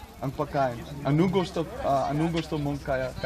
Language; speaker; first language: Filipino; non-native, learner; Dutch